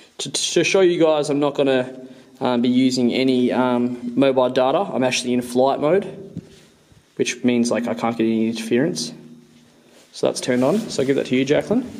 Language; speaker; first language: English; native; English